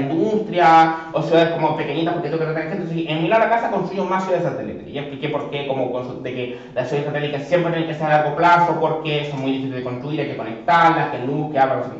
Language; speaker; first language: Spanish; native; Spanish